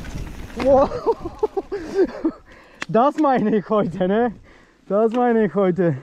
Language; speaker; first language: German; non-native, fluent; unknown